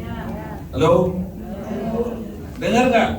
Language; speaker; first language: Indonesian; non-native, learner; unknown